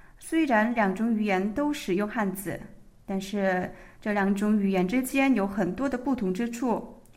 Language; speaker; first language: Chinese; non-native, fluent; Korean